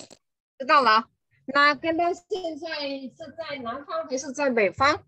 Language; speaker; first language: Chinese; non-native, fluent; Vietnamese